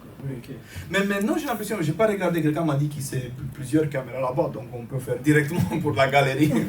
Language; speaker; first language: French; non-native, fluent; Romanian